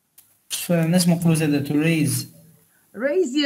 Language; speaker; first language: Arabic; native; Arabic